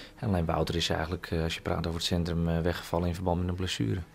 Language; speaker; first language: Dutch; native; Dutch